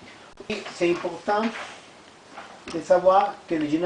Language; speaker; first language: French; non-native, learner; Italian